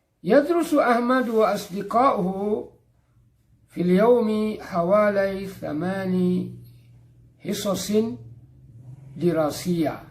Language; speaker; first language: Arabic; non-native, fluent; Indonesian